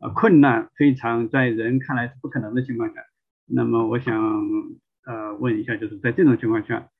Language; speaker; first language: Chinese; native; Chinese